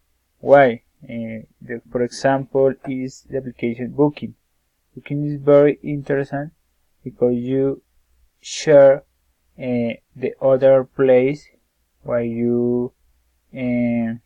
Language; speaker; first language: English; non-native, learner; Spanish